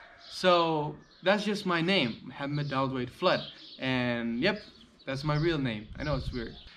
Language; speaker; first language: English; early bilingual, heritage; English